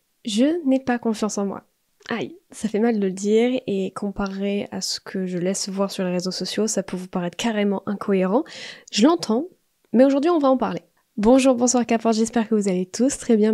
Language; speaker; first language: French; native; French